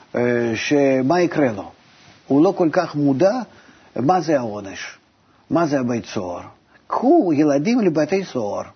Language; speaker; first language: Hebrew; native; Hebrew